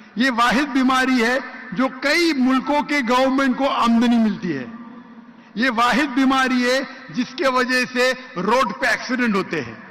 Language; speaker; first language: Urdu; non-native, local second language; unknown